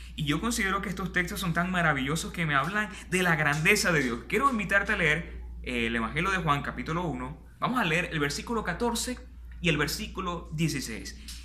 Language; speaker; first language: Spanish; native; Spanish